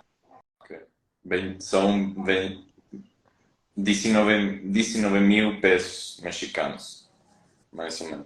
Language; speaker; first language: Portuguese; non-native, fluent; Spanish